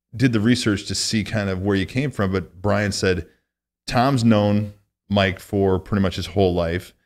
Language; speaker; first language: English; native; English